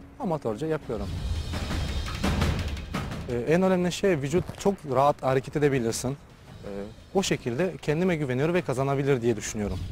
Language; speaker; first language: Turkish; non-native, fluent; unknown